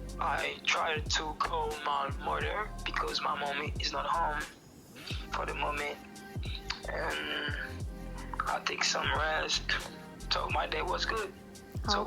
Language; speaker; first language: English; non-native, learner; Haitian Creole